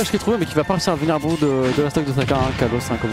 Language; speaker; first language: French; native; French